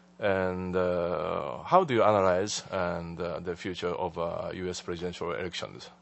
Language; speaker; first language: English; non-native, fluent; Japanese